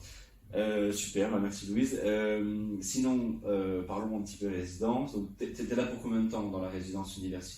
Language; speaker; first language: French; native; French